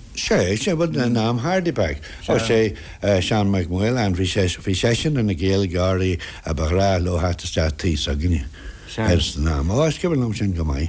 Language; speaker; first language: Irish; non-native, local second language; English